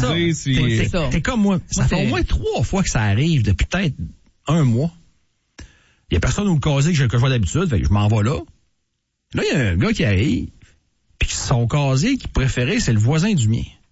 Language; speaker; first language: French; native; French